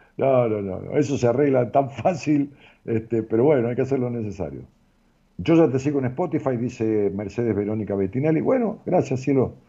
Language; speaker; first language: Spanish; native; Spanish